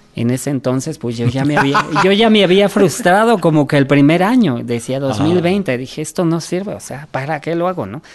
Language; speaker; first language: Spanish; native; Spanish